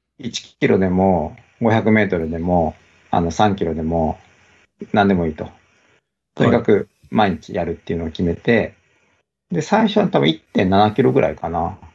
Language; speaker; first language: Japanese; native; Japanese